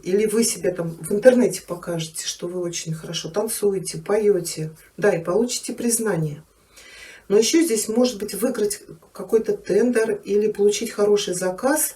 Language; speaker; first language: Russian; native; Russian